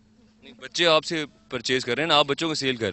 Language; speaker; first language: Urdu; native; Urdu